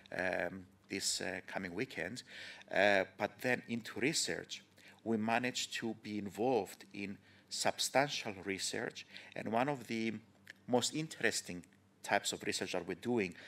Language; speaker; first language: English; non-native, fluent; Greek